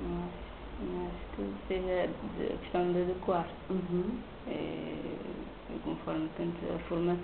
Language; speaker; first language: Portuguese; non-native, local second language; Kabuverdianu